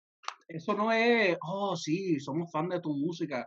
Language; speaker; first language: Spanish; early bilingual, heritage; Spanish